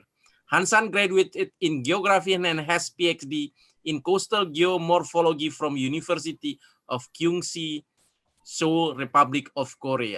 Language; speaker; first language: English; non-native, fluent; Indonesian